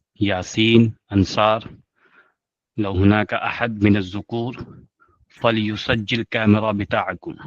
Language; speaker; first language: Arabic; non-native, fluent; Urdu